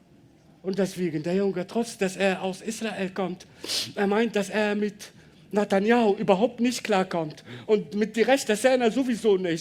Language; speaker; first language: German; non-native, learner; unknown